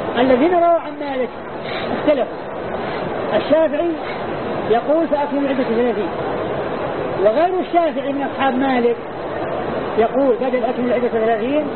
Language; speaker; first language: Arabic; native; Arabic